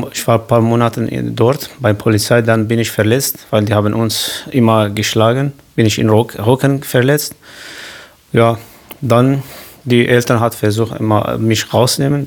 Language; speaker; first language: German; non-native, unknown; Kurdish